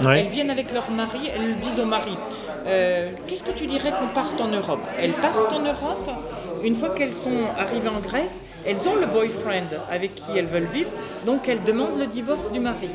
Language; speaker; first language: French; native; French